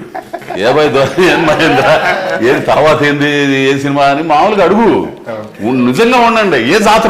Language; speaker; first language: Telugu; native; Telugu